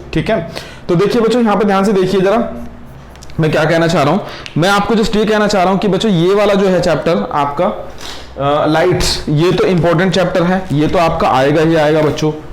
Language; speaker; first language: Hindi; native; Hindi